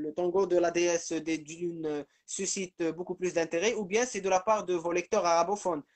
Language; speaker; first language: French; non-native, local second language; Arabic